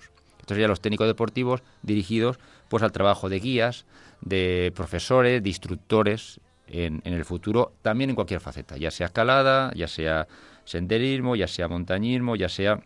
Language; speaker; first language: Spanish; native; Spanish